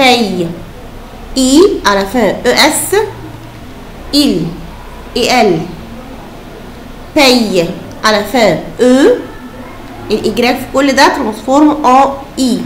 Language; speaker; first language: French; non-native, fluent; Arabic